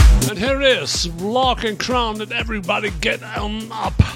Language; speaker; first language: English; non-native, learner; German